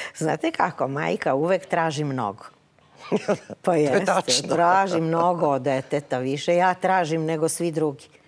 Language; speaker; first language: Serbian; native; Serbian